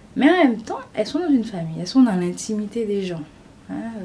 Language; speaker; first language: French; non-native, local second language; Haitian Creole